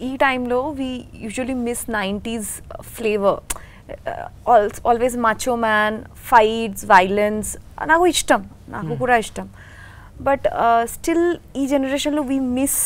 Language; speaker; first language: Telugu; non-native, learner; Bangla